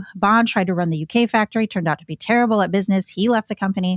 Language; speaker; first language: English; native; English